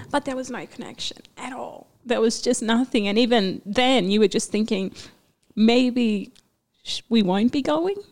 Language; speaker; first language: English; early bilingual, other home language; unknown